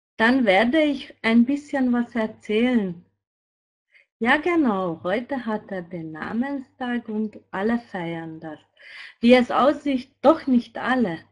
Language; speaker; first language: German; non-native, fluent; Hungarian